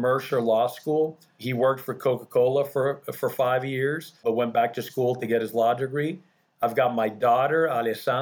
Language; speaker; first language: English; early bilingual, other home language; Spanish